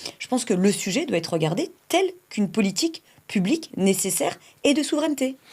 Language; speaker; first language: French; native; French